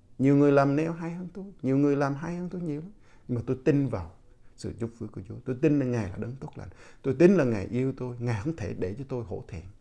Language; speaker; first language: Vietnamese; non-native, local second language; Jarai